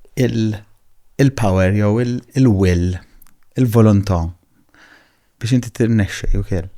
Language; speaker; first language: Maltese; native; Maltese